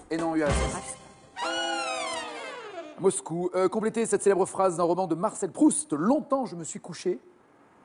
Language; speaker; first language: French; native; French